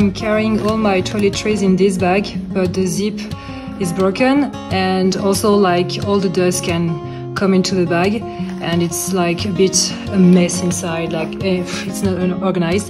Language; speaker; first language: English; non-native, fluent; French